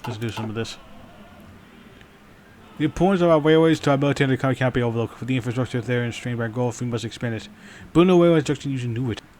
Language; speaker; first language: English; native; English